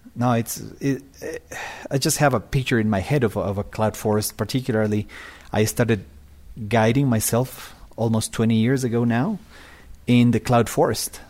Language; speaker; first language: English; non-native, fluent; Spanish